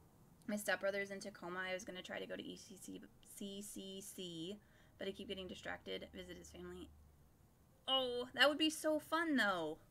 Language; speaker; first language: English; native; English